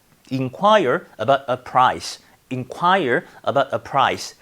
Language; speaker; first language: English; non-native, fluent; Korean